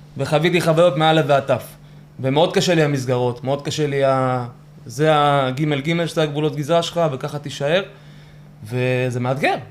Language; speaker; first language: Hebrew; early bilingual, other home language; Russian